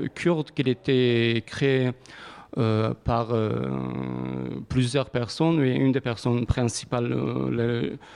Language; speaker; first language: French; non-native, learner; Kurdish